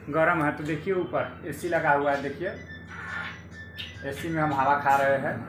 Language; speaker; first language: Hindi; non-native, local second language; Bhojpuri